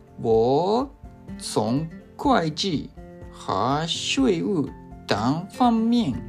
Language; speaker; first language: Chinese; non-native, fluent; Japanese